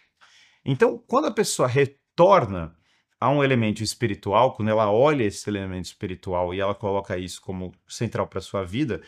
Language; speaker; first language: Portuguese; native; Portuguese